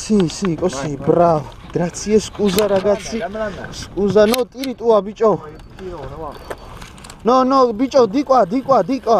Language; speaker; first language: Italian; non-native, learner; Georgian